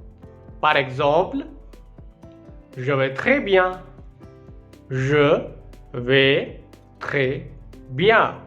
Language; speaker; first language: French; non-native, fluent; Hindi